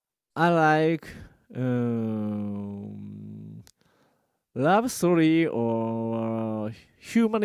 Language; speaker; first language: English; non-native, learner; Japanese